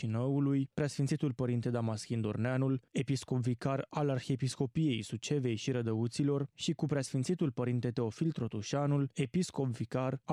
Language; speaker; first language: Romanian; native; Romanian